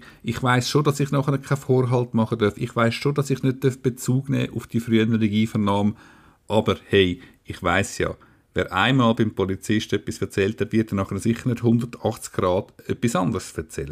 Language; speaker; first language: German; native; German